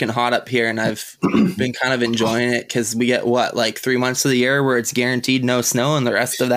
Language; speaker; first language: English; native; English